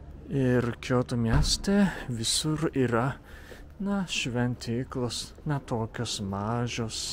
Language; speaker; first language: Lithuanian; non-native, learner; Japanese